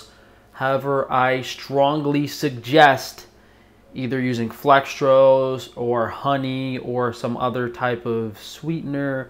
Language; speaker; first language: English; native; English